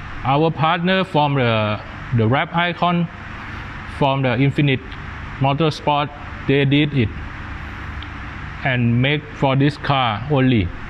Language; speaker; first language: English; non-native, learner; Thai